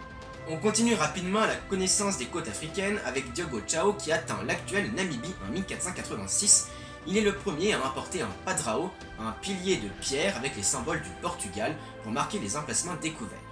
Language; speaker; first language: French; native; French